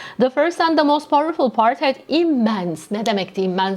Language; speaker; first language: English; non-native, fluent; Turkish